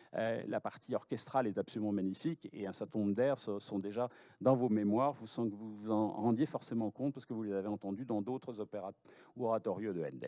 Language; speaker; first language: French; native; French